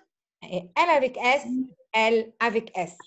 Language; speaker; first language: French; non-native, fluent; Arabic